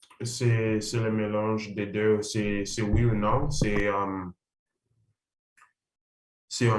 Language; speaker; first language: French; non-native, learner; English